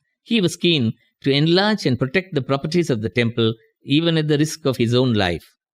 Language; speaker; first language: English; non-native, local second language; Tamil